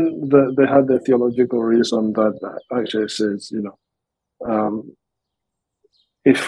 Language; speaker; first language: English; non-native, local second language; Nyanja